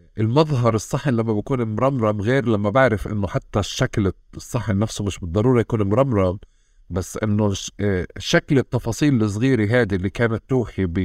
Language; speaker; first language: Arabic; native; Arabic